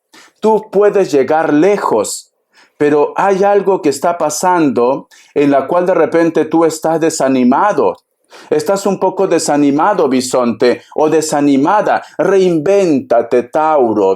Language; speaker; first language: Spanish; native; Spanish